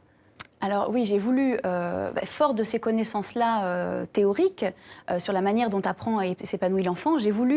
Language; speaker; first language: French; native; French